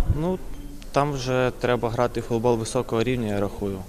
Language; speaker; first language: Ukrainian; non-native, local second language; Russian